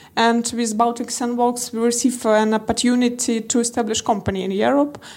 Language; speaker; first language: English; non-native, learner; Russian